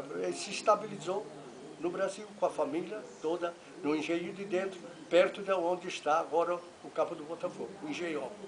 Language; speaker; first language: Portuguese; non-native, fluent; Italian